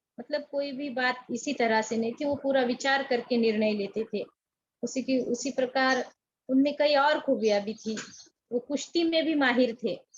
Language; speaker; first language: Hindi; non-native, local second language; Marathi